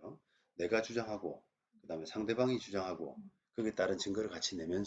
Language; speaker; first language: Korean; native; Korean